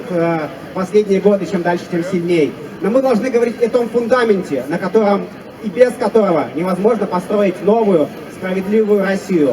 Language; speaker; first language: Russian; native; Russian